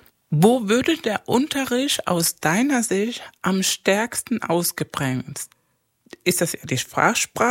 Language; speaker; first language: German; non-native, fluent; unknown